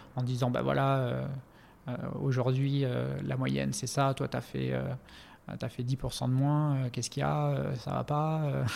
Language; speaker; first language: French; native; French